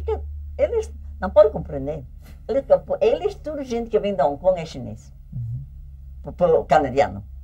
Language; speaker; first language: Portuguese; early bilingual, heritage; English